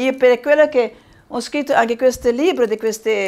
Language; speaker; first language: Italian; non-native, learner; Spanish